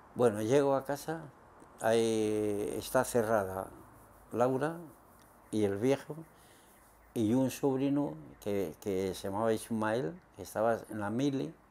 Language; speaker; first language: Spanish; native; Spanish